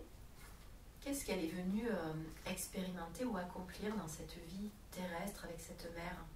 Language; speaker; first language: French; native; French